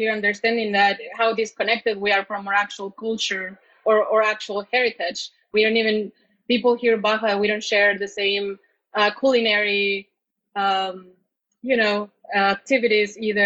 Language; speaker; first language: English; non-native, fluent; Spanish